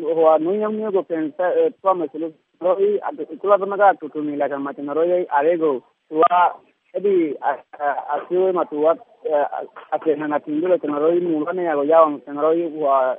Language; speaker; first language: Burmese; non-native, local second language; Rohingya